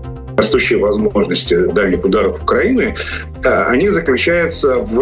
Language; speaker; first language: Russian; native; Russian